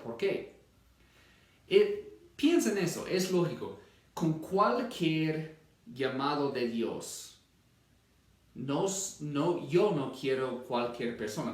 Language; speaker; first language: Spanish; non-native, fluent; English